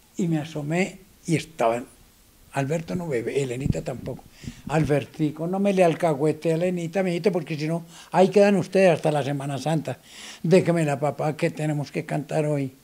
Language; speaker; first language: Spanish; native; Spanish